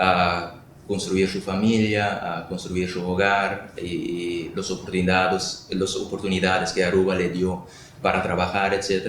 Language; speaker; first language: Spanish; non-native, local second language; Papiamento